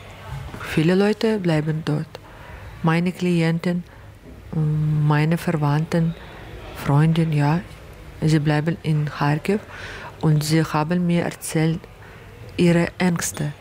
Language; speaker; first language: German; non-native, learner; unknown